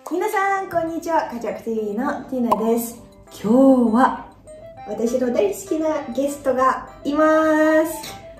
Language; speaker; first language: Japanese; non-native, fluent; Russian